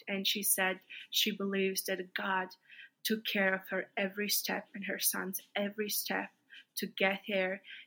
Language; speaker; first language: English; non-native, fluent; Latvian